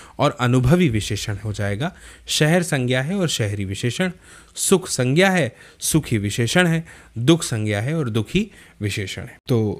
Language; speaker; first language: Hindi; native; Hindi